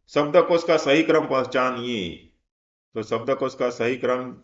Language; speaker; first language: Hindi; non-native, local second language; Gujarati